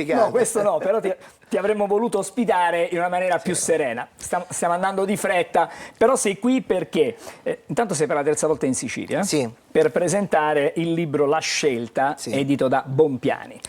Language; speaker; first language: Italian; native; Italian